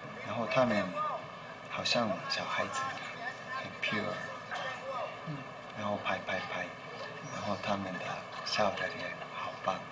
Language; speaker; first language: Chinese; non-native, learner; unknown